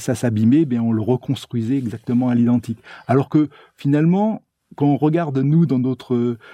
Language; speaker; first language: French; native; French